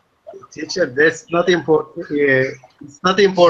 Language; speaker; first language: English; non-native, learner; Turkish